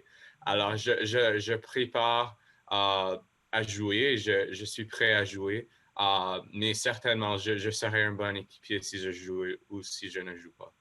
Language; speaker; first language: French; non-native, local second language; English